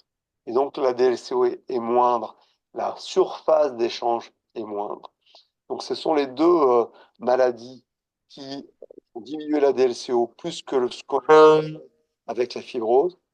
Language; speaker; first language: French; native; French